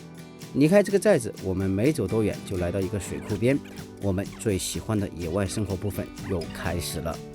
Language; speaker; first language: Chinese; native; Chinese